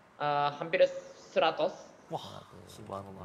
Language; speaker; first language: Indonesian; non-native, learner; Japanese